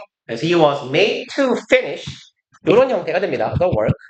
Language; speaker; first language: Korean; native; Korean